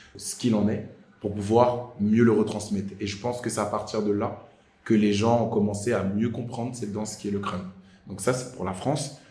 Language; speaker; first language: French; native; French